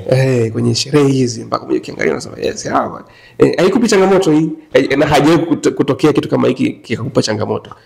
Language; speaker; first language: Swahili; native; Swahili